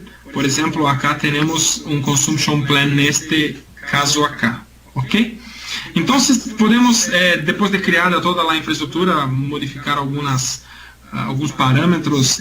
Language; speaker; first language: Spanish; non-native, learner; Portuguese